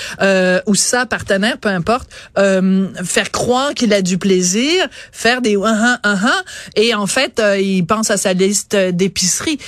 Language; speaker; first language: French; native; French